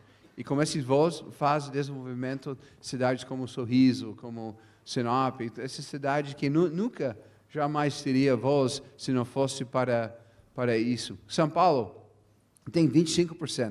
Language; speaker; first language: Portuguese; non-native, fluent; English